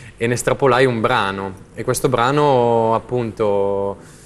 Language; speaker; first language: Italian; native; Italian